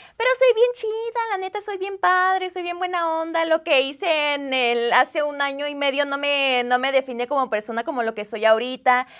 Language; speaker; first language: Spanish; native; Spanish